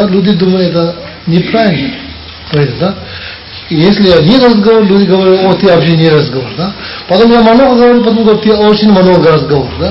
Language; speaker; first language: Russian; non-native, learner; Tibetan